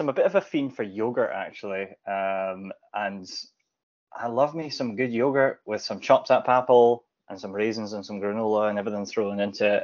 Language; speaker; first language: English; native; English